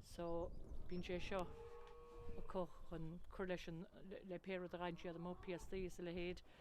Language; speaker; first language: Irish; native; Irish